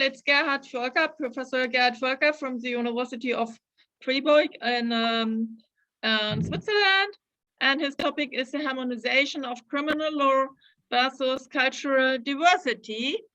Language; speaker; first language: English; non-native, fluent; German